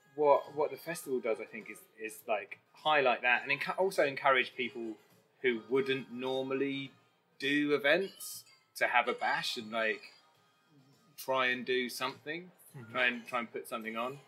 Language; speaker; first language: English; native; English